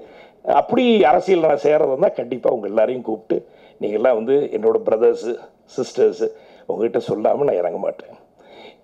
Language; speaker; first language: Tamil; native; Tamil